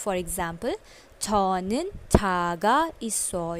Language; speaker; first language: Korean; non-native, fluent; Hindi